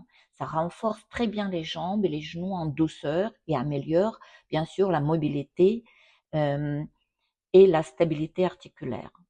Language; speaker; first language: French; non-native, fluent; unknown